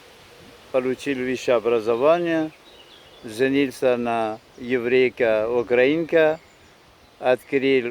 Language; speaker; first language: Russian; non-native, fluent; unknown